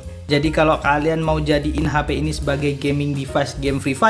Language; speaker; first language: Indonesian; native; Indonesian